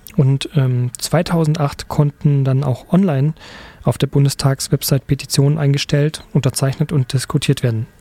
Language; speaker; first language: German; native; German